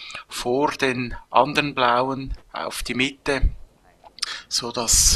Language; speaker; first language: German; native; German